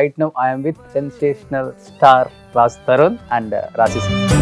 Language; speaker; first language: Telugu; native; Telugu